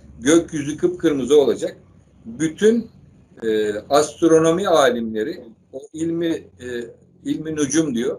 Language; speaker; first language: Turkish; native; Turkish